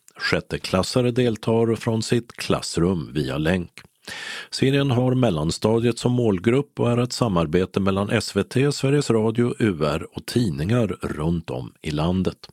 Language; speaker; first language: Swedish; native; Swedish